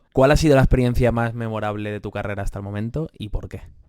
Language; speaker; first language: Spanish; native; Spanish